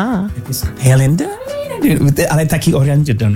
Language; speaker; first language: Polish; early bilingual, heritage; English